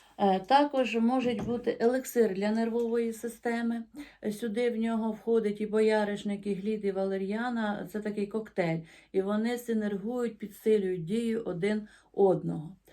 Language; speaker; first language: Ukrainian; non-native, local second language; Russian